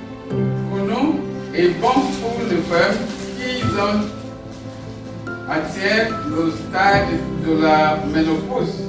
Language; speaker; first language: French; non-native, learner; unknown